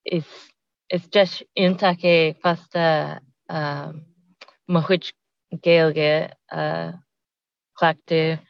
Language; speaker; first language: Irish; non-native, learner; English